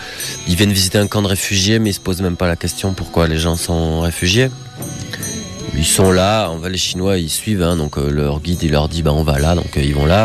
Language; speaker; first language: French; native; French